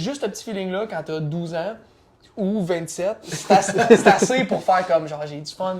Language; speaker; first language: French; native; French